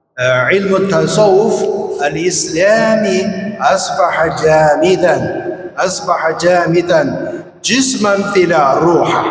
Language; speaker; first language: Arabic; non-native, fluent; Chinese